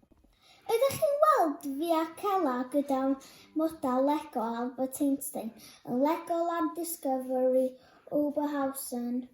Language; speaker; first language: Welsh; non-native, local second language; English